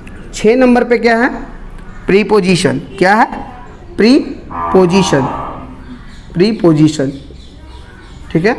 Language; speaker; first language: Hindi; native; Hindi